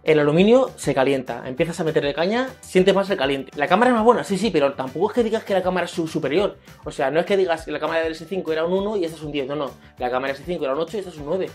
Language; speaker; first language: Spanish; native; Spanish